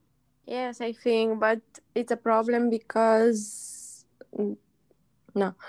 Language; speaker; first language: English; non-native, learner; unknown